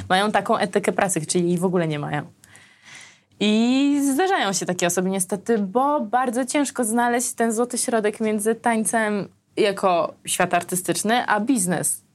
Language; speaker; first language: Polish; early bilingual, other home language; Armenian